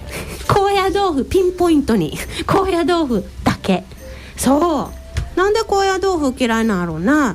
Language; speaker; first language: Japanese; native; Japanese